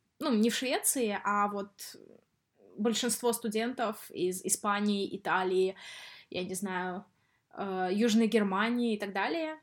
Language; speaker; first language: Russian; native; Russian